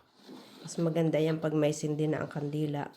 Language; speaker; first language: Filipino; native; Filipino